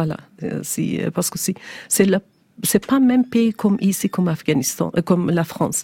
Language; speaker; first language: French; non-native, learner; Persian